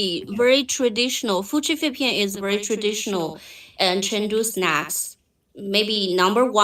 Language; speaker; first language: English; non-native, fluent; Chinese